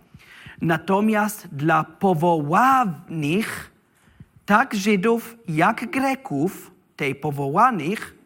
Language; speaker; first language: Polish; non-native, learner; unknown